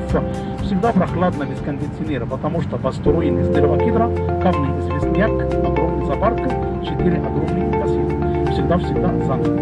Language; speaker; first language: Russian; non-native, learner; Arabic